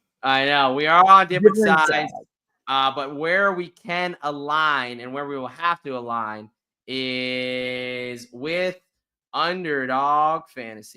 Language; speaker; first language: English; native; English